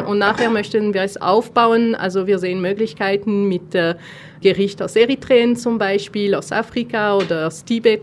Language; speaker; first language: German; non-native, fluent; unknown